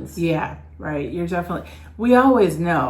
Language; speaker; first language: English; native; English